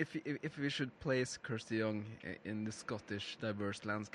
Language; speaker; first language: English; non-native, fluent; Norwegian